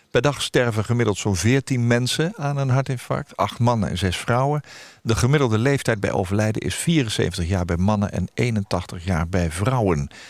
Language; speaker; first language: Dutch; native; Dutch